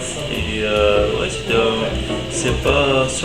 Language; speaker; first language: French; non-native, learner; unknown